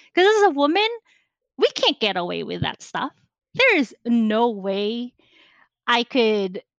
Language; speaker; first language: English; non-native, local second language; Filipino